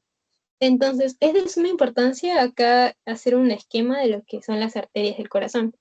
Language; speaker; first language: Spanish; native; Spanish